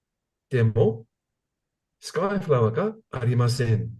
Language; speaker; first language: Japanese; non-native, learner; English